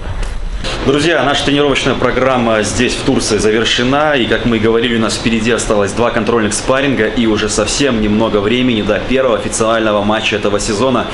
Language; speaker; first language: Russian; native; Russian